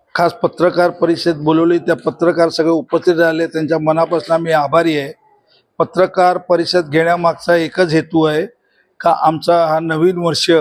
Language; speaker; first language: Marathi; non-native, local second language; Kachhi